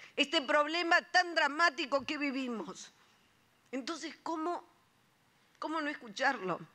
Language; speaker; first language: Spanish; native; Spanish